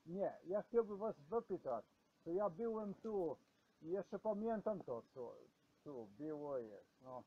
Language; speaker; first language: Polish; non-native, learner; Croatian